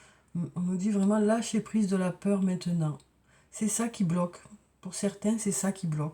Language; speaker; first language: French; native; French